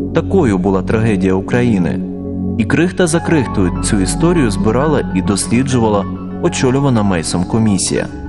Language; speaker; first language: Ukrainian; native; Ukrainian